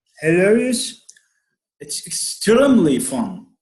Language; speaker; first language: English; non-native, learner; Arabic